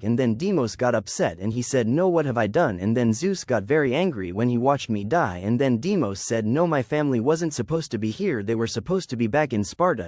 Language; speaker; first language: English; native; English